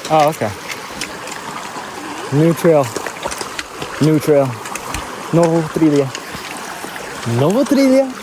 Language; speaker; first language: Portuguese; early bilingual, heritage; English